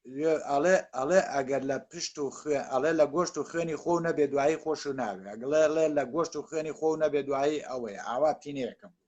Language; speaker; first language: Central Kurdish; native; Central Kurdish